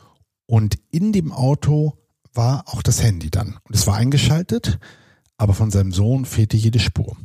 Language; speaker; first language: German; native; German